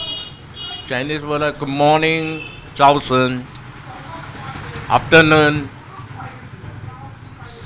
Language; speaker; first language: Hindi; non-native, local second language; Chinese